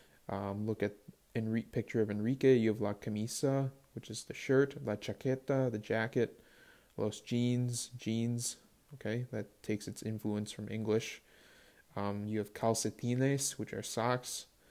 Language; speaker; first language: English; native; English